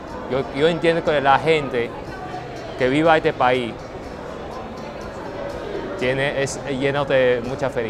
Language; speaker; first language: Spanish; non-native, fluent; Chinese